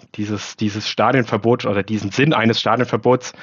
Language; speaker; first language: German; native; German